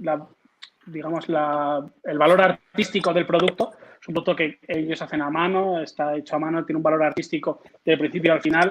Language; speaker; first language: Spanish; native; Spanish